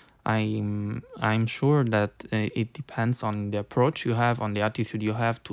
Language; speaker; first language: English; non-native, fluent; Italian